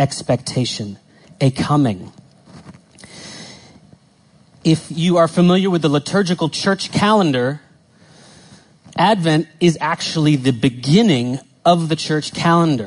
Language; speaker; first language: English; native; English